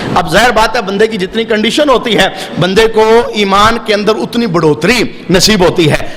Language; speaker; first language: Urdu; non-native, local second language; Punjabi